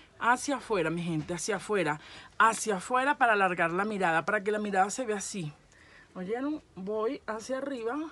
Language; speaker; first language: Spanish; native; Spanish